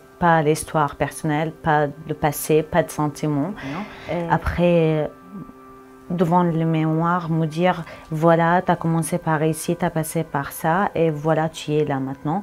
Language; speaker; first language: French; non-native, fluent; Arabic